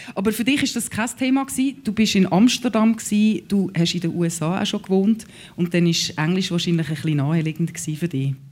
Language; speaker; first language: German; native; German